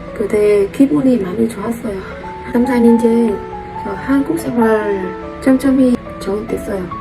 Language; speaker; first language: Korean; non-native, learner; Vietnamese